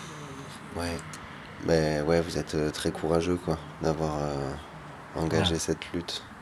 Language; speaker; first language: French; native; French